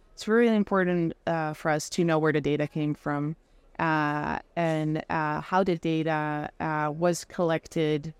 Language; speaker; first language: English; non-native, fluent; Dutch